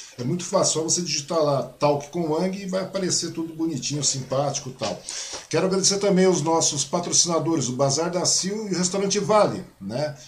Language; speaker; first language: Portuguese; early bilingual, other home language; Chinese